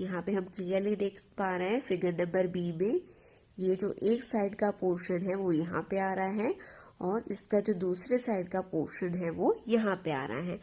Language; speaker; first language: Hindi; non-native, local second language; Gujarati